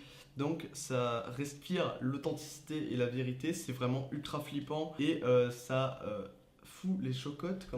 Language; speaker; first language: French; native; French